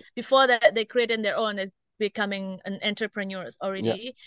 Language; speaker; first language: English; non-native, fluent; Indonesian